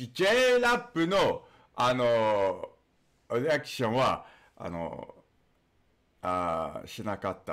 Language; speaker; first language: Japanese; non-native, learner; English